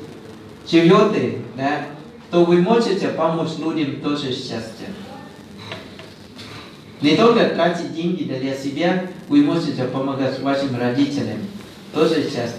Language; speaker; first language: Russian; non-native, fluent; Thai